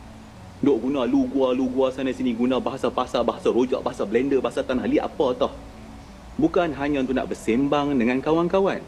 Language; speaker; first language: Malay; native; Malay